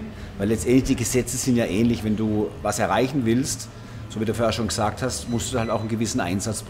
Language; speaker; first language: German; native; German